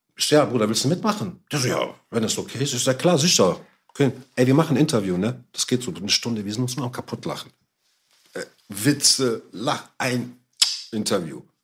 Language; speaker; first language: German; early bilingual, other home language; Arabic